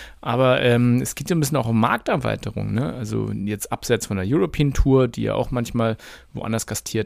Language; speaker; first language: German; native; German